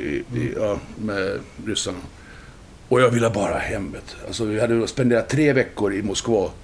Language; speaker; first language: Swedish; native; Swedish